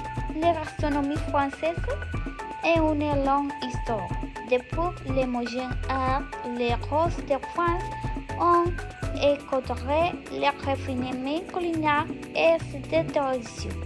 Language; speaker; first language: French; non-native, learner; Spanish